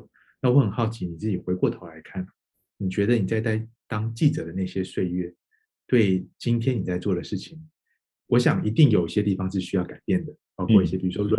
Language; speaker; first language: Chinese; native; Chinese